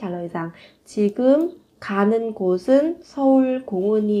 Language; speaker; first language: Korean; non-native, fluent; Vietnamese